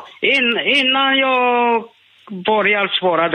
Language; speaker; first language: Swedish; non-native, learner; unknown